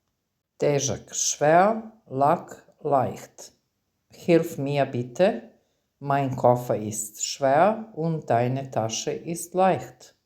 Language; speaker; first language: German; non-native, fluent; Serbian